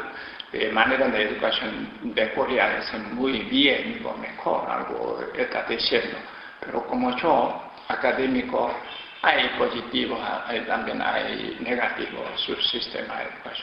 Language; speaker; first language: Spanish; non-native, learner; Korean